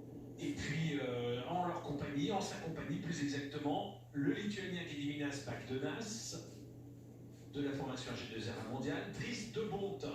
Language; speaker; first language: French; native; French